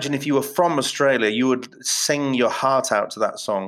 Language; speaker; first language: English; native; English